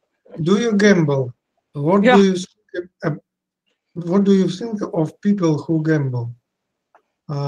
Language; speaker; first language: English; non-native, learner; Russian